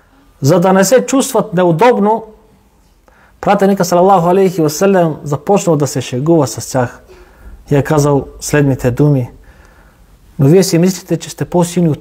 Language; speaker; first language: Bulgarian; non-native, local second language; Turkish